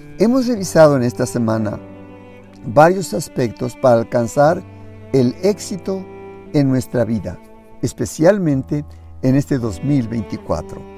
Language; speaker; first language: Spanish; native; Spanish